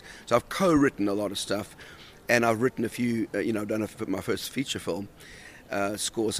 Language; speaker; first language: English; native; English